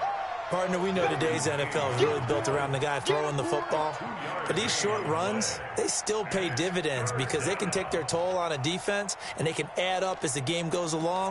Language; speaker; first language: English; native; English